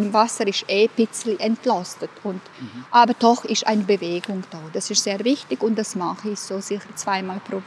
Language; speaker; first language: German; non-native, fluent; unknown